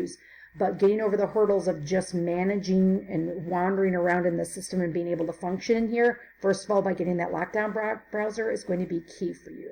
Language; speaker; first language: English; native; English